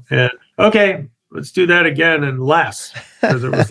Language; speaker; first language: English; native; English